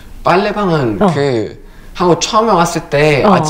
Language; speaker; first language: Korean; early bilingual, other home language; English